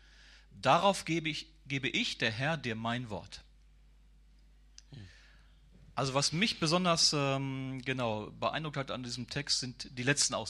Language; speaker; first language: German; native; German